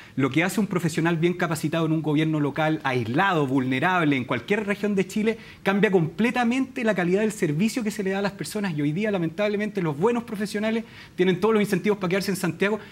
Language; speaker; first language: Spanish; native; Spanish